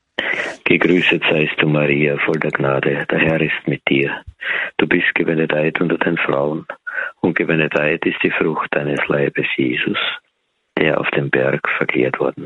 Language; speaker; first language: German; native; German